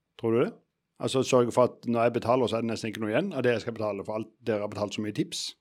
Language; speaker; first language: Norwegian; native; Norwegian